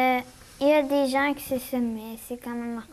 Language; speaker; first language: French; native; French